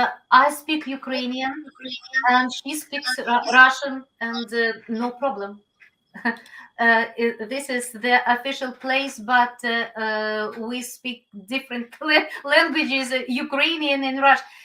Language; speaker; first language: English; non-native, learner; Ukrainian